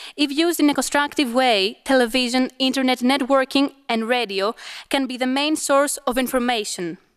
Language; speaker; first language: English; non-native, fluent; Arabic